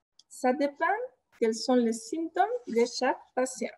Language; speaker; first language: French; non-native, fluent; Spanish